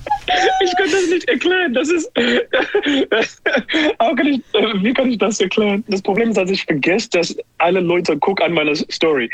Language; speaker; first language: German; non-native, learner; English